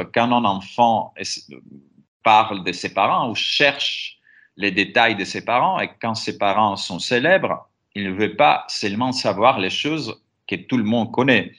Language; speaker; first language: French; non-native, fluent; Greek